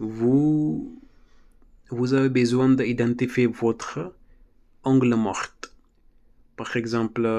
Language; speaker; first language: French; non-native, learner; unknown